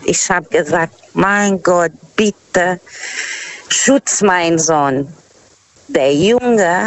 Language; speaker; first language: German; non-native, fluent; Portuguese